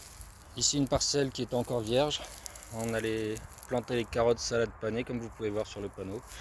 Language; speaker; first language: French; native; French